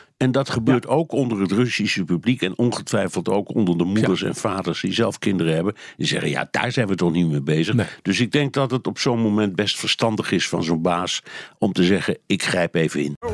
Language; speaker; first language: Dutch; native; Dutch